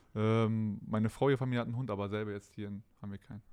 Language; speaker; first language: German; native; German